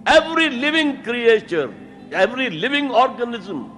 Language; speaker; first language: English; non-native, local second language; Urdu